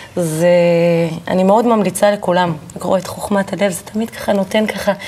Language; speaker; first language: Hebrew; native; Hebrew